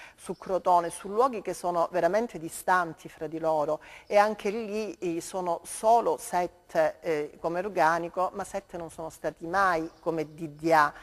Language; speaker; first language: Italian; native; Italian